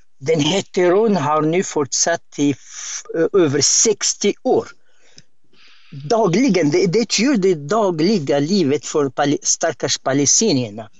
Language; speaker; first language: Swedish; non-native, fluent; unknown